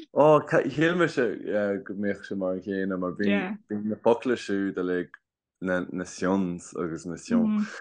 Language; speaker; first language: Irish; non-native, local second language; English